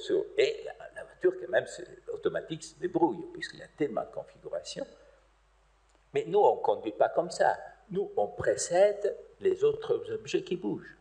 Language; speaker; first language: French; native; French